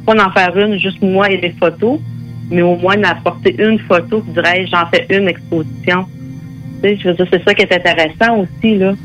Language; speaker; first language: French; native; French